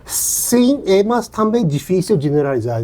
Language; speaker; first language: Portuguese; non-native, learner; Japanese